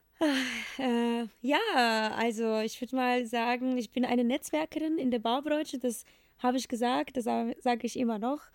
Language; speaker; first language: German; non-native, fluent; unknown